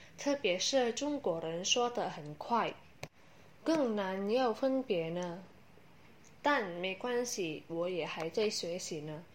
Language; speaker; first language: Chinese; non-native, learner; Indonesian